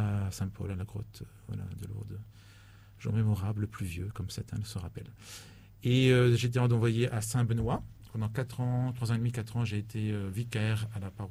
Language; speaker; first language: French; native; French